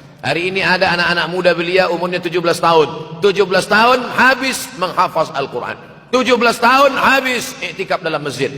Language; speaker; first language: Malay; native; Malay